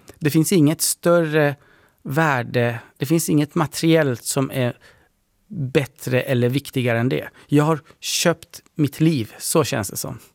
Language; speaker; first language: Swedish; early bilingual, other home language; Persian